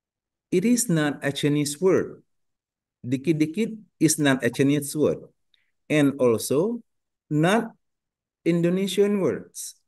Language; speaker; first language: English; non-native, learner; Indonesian